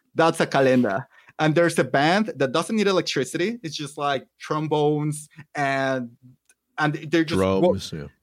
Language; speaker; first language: English; non-native, fluent; Spanish